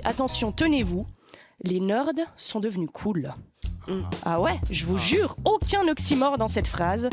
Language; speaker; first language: French; native; French